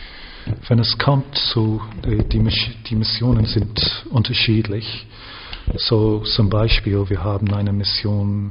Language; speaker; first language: German; non-native, fluent; English